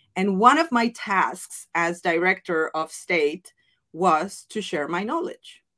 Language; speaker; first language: English; non-native, fluent; Spanish